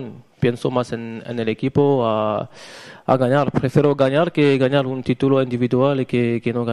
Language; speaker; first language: Spanish; non-native, learner; French